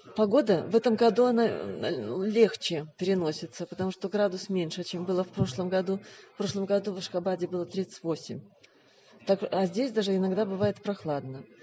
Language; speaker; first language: Russian; native; Russian